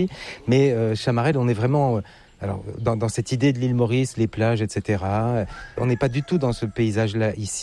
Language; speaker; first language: French; native; French